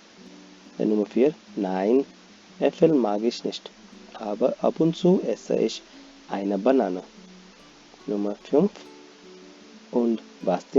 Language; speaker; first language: German; non-native, fluent; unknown